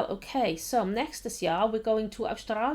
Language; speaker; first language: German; non-native, fluent; English